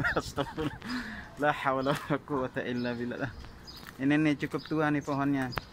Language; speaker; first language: Indonesian; non-native, local second language; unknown